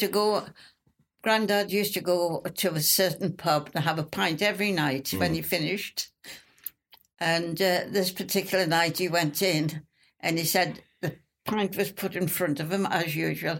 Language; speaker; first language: English; native; English